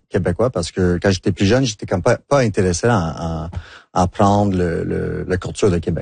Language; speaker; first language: French; non-native, local second language; English